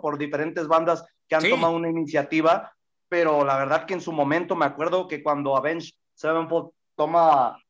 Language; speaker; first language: Spanish; native; Spanish